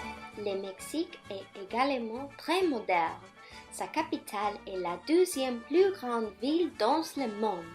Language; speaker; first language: French; non-native, learner; Spanish